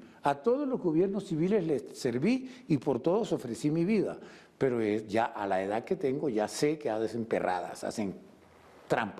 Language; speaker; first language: Spanish; native; Spanish